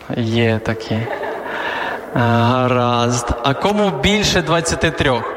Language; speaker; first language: Ukrainian; non-native, local second language; Hungarian